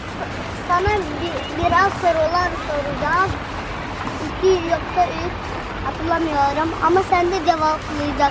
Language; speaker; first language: Turkish; early bilingual, other home language; Arabic